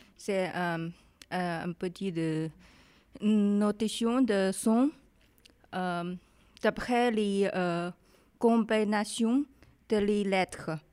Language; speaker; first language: French; non-native, learner; Chinese